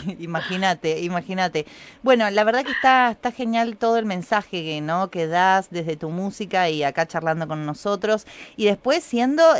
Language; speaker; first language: Spanish; native; Spanish